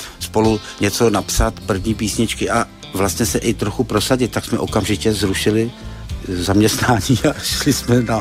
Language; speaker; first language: Czech; native; Czech